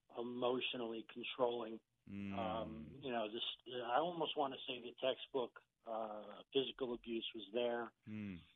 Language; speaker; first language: English; native; English